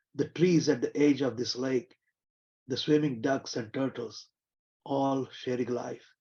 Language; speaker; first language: English; non-native, local second language; Marathi